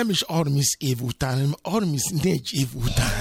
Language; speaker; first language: Hungarian; non-native, fluent; Yoruba